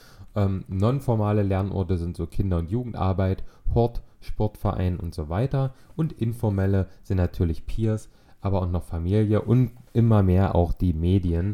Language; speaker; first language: German; native; German